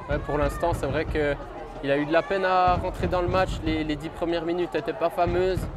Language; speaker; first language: French; native; French